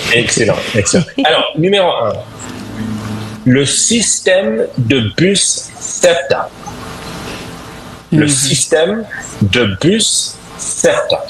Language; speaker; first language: French; non-native, fluent; English